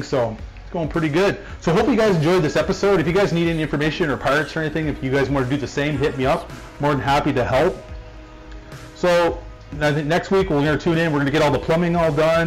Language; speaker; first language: English; native; English